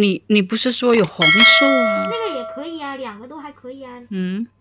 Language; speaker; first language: Chinese; non-native, fluent; Indonesian